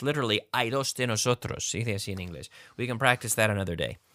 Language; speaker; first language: Spanish; non-native, fluent; English